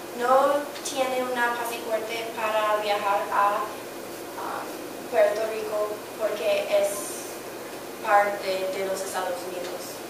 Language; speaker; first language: Spanish; non-native, learner; English